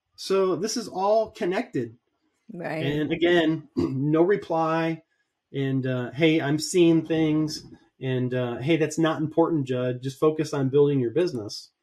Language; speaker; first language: English; native; English